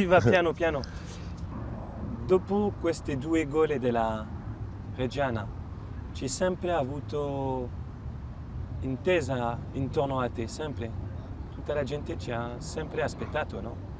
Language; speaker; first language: Italian; non-native, fluent; French